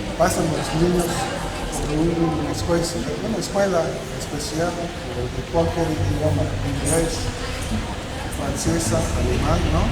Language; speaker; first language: Spanish; non-native, fluent; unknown